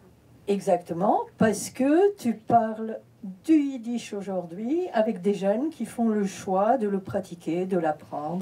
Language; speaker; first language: French; early bilingual, heritage; French